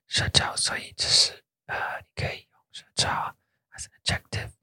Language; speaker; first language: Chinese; non-native, learner; English